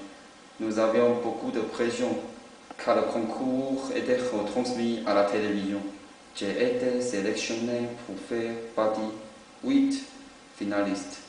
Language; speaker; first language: French; non-native, learner; Chinese